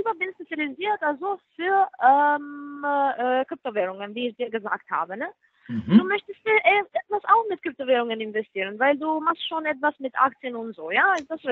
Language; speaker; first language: German; non-native, fluent; Spanish